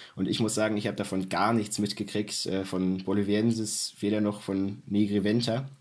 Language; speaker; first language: German; native; German